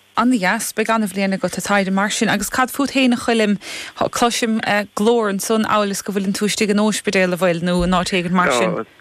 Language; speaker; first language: Irish; native; Irish